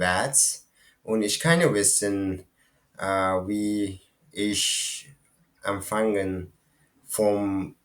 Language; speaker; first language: German; non-native, learner; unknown